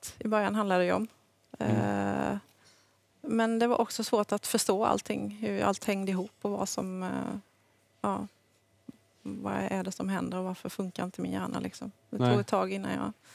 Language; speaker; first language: Swedish; native; Swedish